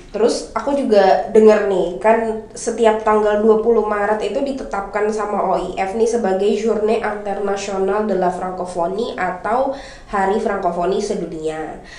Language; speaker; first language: Indonesian; native; Indonesian